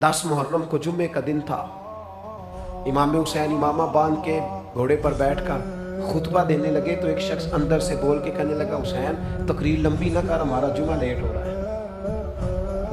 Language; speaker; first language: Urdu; non-native, local second language; Punjabi